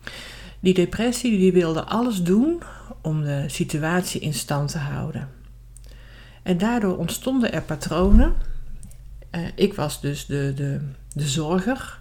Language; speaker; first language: Dutch; native; Dutch